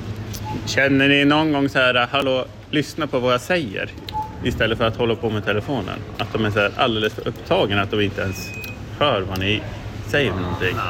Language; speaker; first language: Swedish; native; Swedish